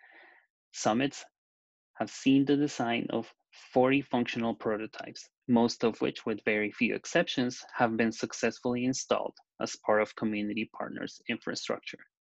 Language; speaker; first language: English; non-native, fluent; Spanish